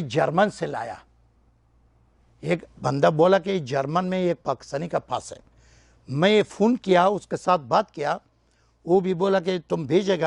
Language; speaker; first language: Hindi; non-native, learner; Persian